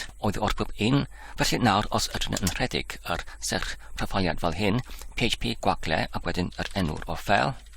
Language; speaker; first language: Welsh; non-native, learner; English